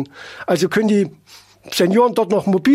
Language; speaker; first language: German; native; German